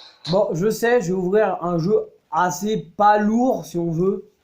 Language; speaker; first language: French; native; French